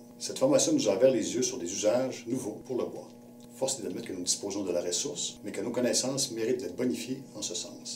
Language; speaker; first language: French; native; French